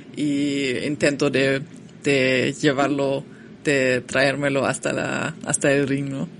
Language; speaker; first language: Spanish; non-native, fluent; German